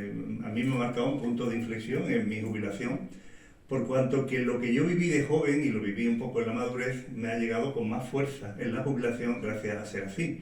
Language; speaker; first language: Spanish; native; Spanish